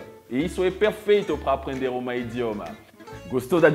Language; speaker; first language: Portuguese; non-native, fluent; French